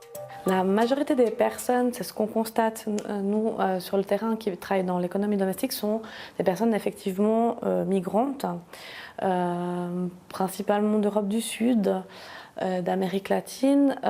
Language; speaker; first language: French; native; French